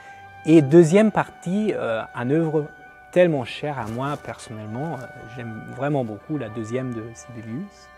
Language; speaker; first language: French; non-native, fluent; German